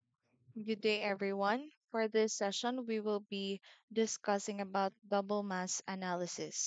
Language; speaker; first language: English; non-native, local second language; Cebuano